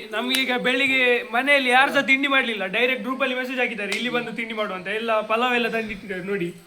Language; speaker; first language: Kannada; non-native, local second language; Tulu